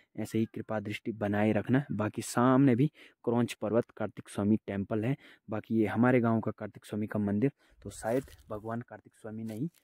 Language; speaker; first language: Hindi; non-native, local second language; Garhwali